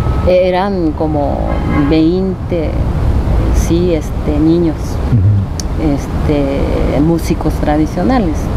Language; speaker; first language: Spanish; non-native, fluent; Japanese